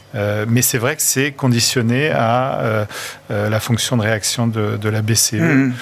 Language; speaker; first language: French; non-native, fluent; Portuguese